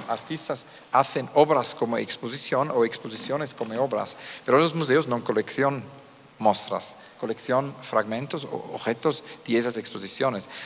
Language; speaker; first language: Spanish; non-native, learner; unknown